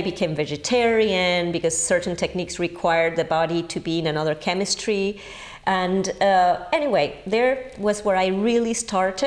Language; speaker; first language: English; non-native, fluent; Spanish